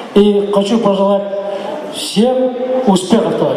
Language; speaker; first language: Russian; non-native, local second language; Yakut